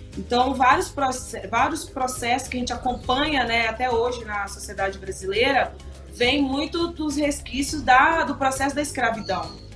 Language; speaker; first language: Portuguese; native; Portuguese